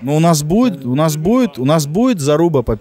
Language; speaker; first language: Russian; native; Russian